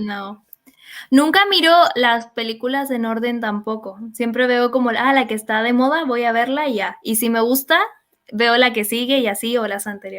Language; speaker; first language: Spanish; native; Spanish